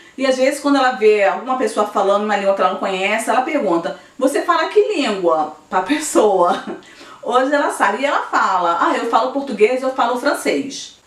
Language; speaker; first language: Portuguese; native; Portuguese